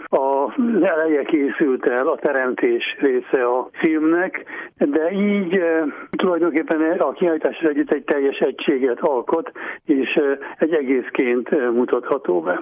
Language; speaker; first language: Hungarian; native; Hungarian